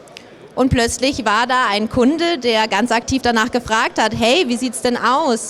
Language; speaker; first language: German; native; German